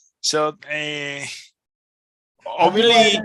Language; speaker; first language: English; non-native, learner; Spanish